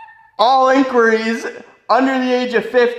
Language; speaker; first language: English; native; English